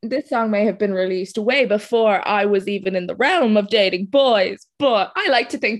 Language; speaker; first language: English; native; English